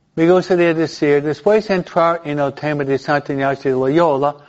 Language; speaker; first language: Spanish; non-native, fluent; English